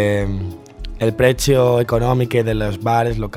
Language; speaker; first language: Italian; non-native, learner; Spanish